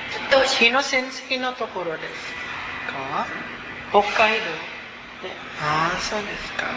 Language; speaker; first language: Japanese; non-native, learner; Cebuano